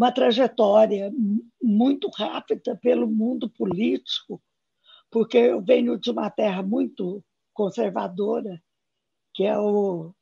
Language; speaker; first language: Portuguese; native; Portuguese